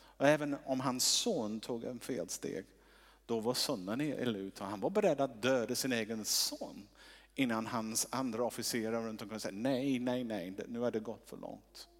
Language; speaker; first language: Swedish; non-native, fluent; English